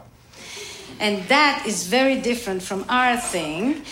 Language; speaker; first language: English; non-native, fluent; French